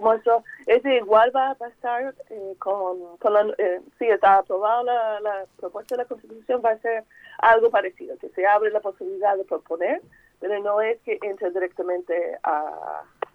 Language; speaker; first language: Spanish; non-native, fluent; English